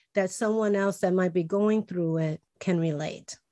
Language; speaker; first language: English; early bilingual, other home language; Spanish